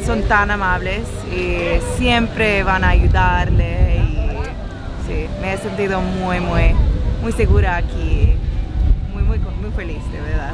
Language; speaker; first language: Spanish; non-native, fluent; English